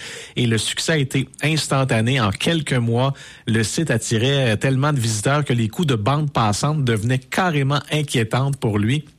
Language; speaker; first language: French; native; French